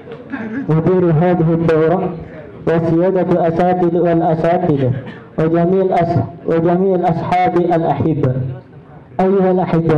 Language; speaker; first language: Arabic; non-native, learner; Indonesian